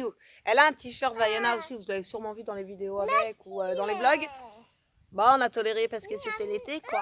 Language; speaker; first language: French; native; French